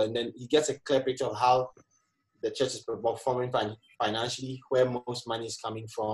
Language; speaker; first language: English; non-native, local second language; Akan